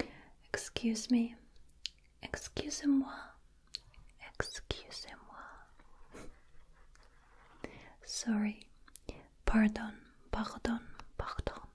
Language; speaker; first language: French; non-native, learner; Russian